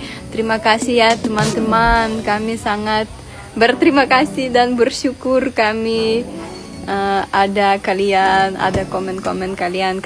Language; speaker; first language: Indonesian; non-native, learner; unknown